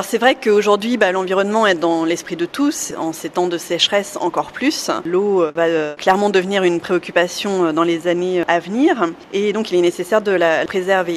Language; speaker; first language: French; native; French